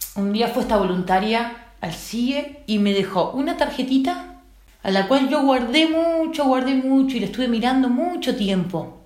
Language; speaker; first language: Spanish; native; Spanish